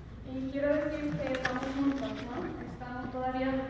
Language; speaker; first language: Spanish; early bilingual, other home language; English